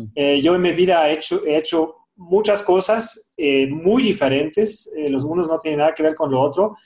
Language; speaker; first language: Spanish; non-native, fluent; German